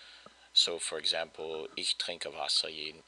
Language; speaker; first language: German; non-native, fluent; English